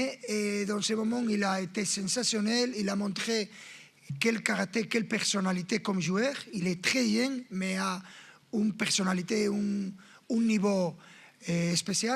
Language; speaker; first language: French; non-native, fluent; Spanish